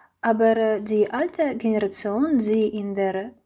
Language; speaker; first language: German; non-native, fluent; Russian